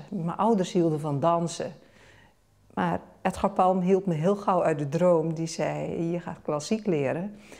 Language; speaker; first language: Dutch; non-native, local second language; Papiamento